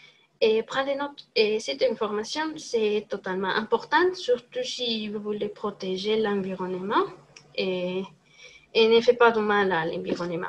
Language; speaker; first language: French; non-native, learner; Spanish